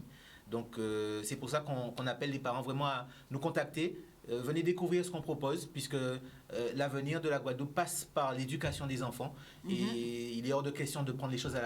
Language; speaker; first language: French; native; French